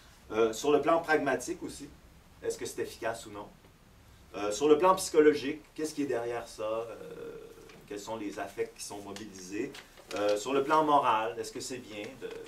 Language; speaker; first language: French; native; French